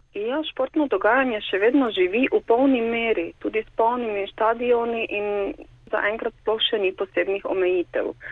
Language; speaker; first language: Slovenian; native; Slovenian